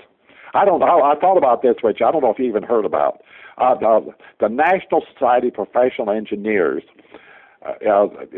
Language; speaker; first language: English; native; English